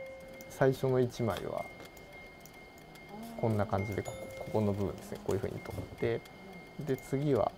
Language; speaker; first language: Japanese; native; Japanese